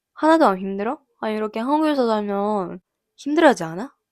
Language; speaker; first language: Korean; non-native, learner; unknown